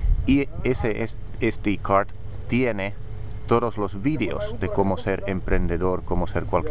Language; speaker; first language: Spanish; non-native, fluent; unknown